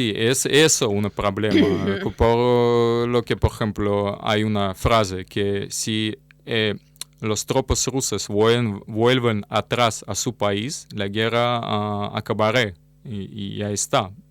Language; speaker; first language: Spanish; non-native, learner; Russian